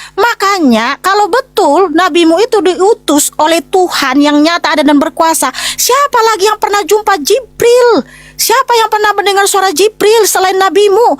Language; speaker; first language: Indonesian; native; Indonesian